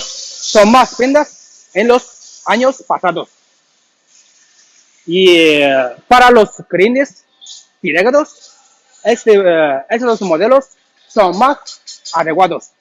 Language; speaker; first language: Spanish; non-native, learner; Chinese